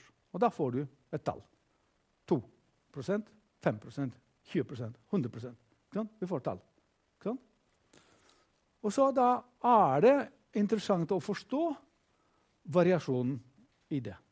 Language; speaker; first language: Norwegian; non-native, fluent; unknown